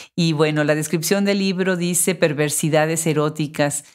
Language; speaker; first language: Spanish; native; Spanish